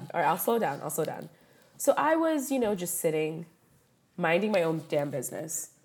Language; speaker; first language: English; native; English